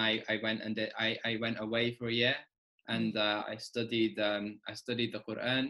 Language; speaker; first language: English; native; English